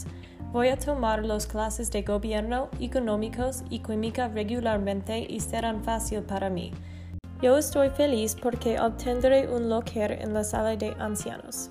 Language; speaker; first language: Spanish; non-native, learner; English